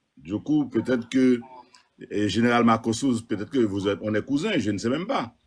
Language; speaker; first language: French; non-native, local second language; Haitian Creole